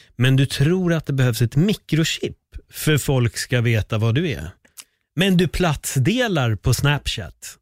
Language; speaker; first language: Swedish; native; Swedish